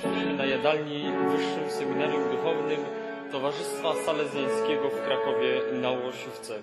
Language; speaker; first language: Polish; native; Polish